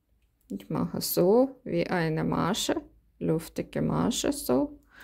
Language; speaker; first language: German; non-native, learner; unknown